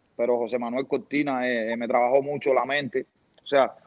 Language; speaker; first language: Spanish; native; Spanish